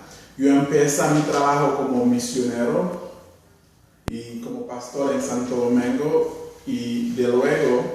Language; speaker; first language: Spanish; non-native, fluent; Haitian Creole